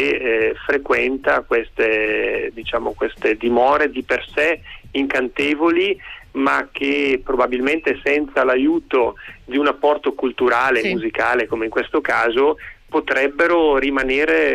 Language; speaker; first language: Italian; native; Italian